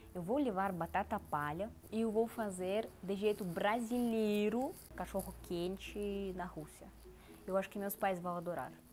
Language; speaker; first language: Portuguese; non-native, learner; Russian